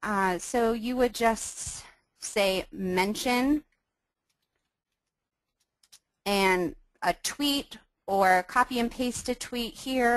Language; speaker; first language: English; native; English